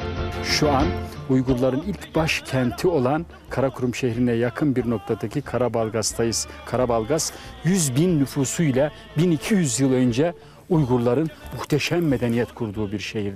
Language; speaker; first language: Turkish; native; Turkish